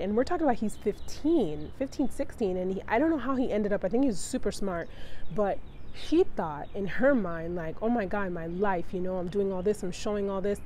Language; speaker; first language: English; early bilingual, other home language; Spanish